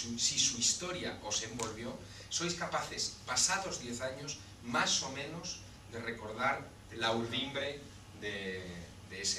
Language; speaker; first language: Spanish; native; Spanish